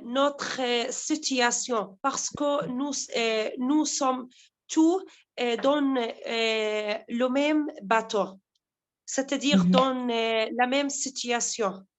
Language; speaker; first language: French; non-native, local second language; Arabic